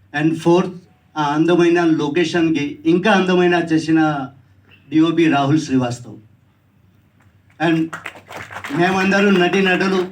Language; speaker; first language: Telugu; non-native, learner; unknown